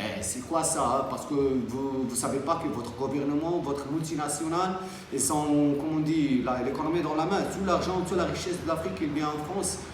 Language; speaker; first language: French; non-native, local second language; Arabic